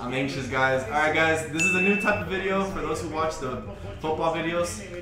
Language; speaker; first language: English; early bilingual, other home language; Spanish